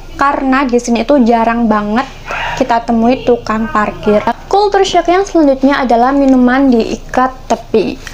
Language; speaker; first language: Indonesian; native; Indonesian